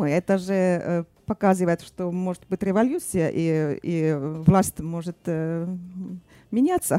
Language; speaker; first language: Russian; non-native, fluent; Finnish